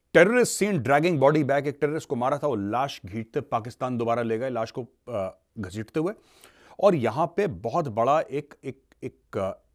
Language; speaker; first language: Hindi; native; Hindi